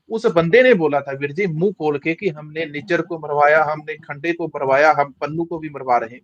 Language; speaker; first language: Hindi; non-native, local second language; Punjabi